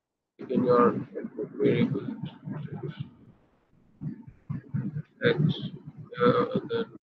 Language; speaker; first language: English; non-native, local second language; Hindi